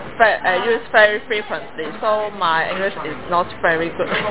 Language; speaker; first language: English; non-native, learner; Cantonese